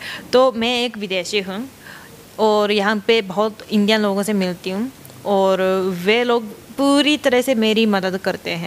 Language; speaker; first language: Hindi; non-native, fluent; Japanese